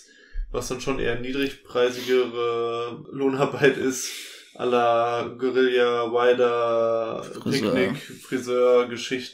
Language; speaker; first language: German; native; German